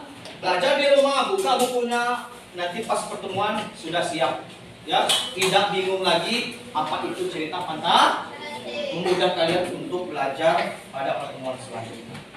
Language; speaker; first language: Indonesian; native; Indonesian